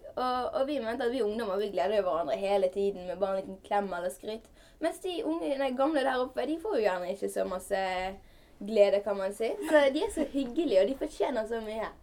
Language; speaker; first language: Norwegian; native; Norwegian